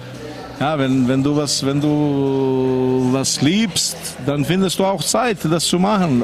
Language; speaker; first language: German; non-native, fluent; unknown